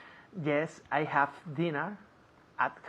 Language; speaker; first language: English; non-native, learner; Spanish